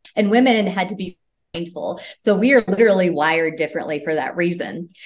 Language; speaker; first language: English; native; English